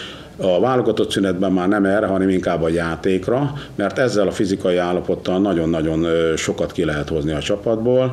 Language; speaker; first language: Hungarian; native; Hungarian